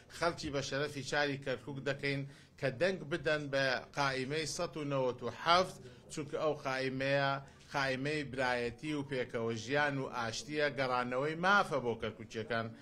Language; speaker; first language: Central Kurdish; non-native, local second language; Azerbaijani